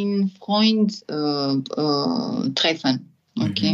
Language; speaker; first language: German; non-native, learner; French